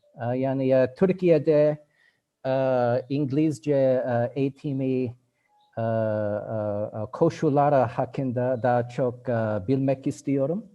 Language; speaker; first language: Turkish; non-native, learner; English